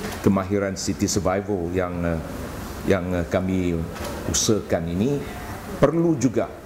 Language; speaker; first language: Malay; non-native, local second language; Chinese